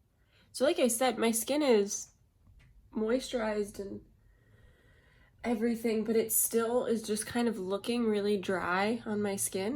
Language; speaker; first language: English; native; English